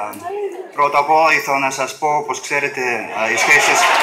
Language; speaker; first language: Greek; non-native, learner; Russian